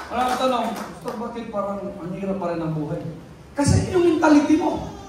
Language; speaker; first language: Filipino; non-native, local second language; Cebuano